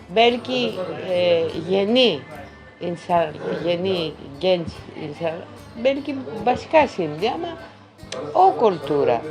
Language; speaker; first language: Turkish; non-native, learner; Greek